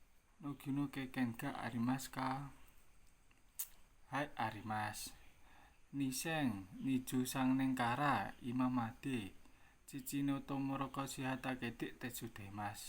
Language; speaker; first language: Japanese; non-native, learner; Indonesian